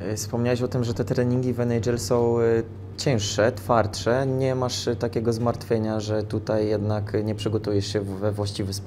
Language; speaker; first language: Polish; native; Polish